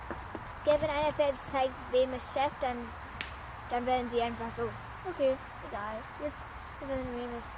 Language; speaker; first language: German; non-native, learner; English